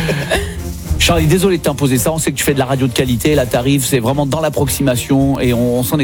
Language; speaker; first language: French; native; French